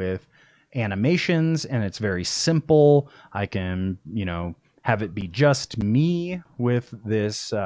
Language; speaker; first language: English; native; English